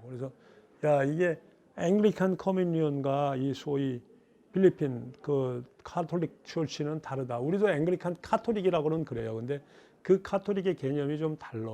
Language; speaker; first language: Korean; native; Korean